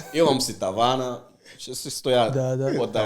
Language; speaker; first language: Bulgarian; non-native, fluent; Portuguese